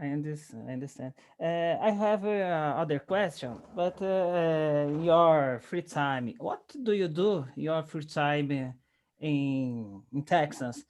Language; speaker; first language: English; non-native, learner; Portuguese